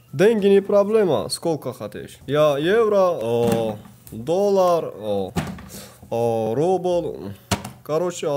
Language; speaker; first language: Russian; non-native, learner; Tajik